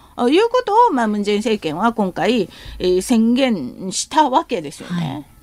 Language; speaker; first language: Japanese; non-native, fluent; Korean